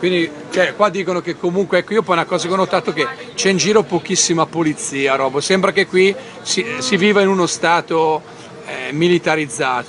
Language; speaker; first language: Italian; native; Italian